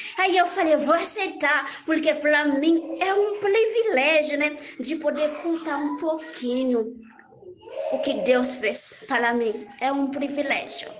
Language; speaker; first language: Portuguese; non-native, learner; Haitian Creole